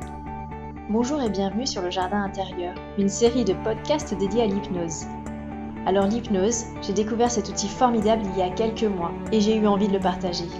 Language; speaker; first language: French; native; French